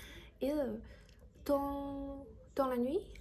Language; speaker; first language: French; non-native, learner; Chinese